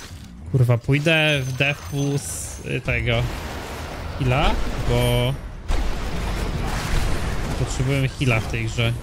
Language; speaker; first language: Polish; native; Polish